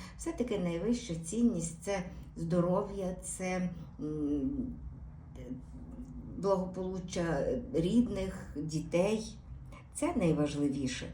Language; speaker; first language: Ukrainian; native; Ukrainian